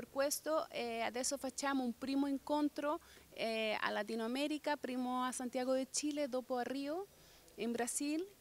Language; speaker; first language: Italian; non-native, fluent; Spanish